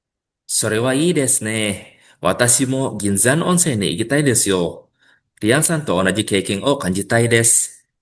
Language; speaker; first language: Japanese; non-native, learner; Indonesian